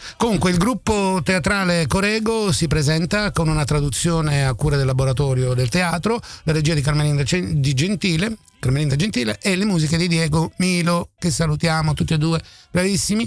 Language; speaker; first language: Italian; native; Italian